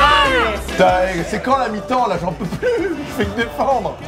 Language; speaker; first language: French; native; French